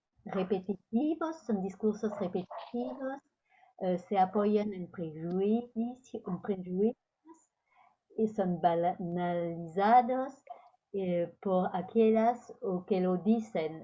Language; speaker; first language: Spanish; non-native, fluent; French